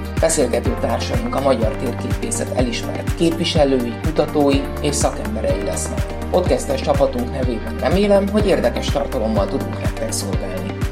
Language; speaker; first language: Hungarian; native; Hungarian